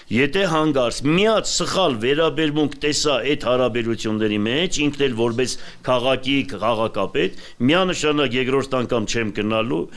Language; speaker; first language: Armenian; native; Armenian